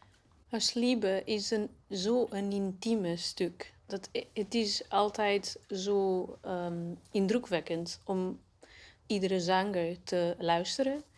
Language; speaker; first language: Dutch; non-native, learner; Portuguese